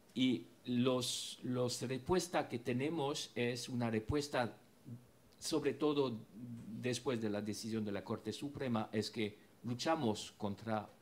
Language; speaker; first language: Spanish; non-native, fluent; French